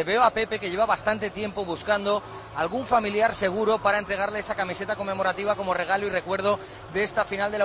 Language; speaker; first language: Spanish; native; Spanish